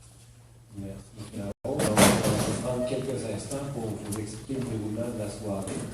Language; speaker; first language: French; native; French